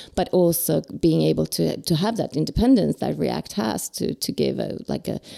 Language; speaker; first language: English; non-native, fluent; Swedish